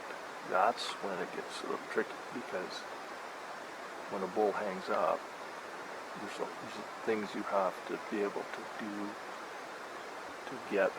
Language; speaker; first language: English; native; English